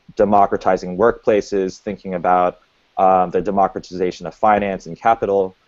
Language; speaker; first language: English; native; English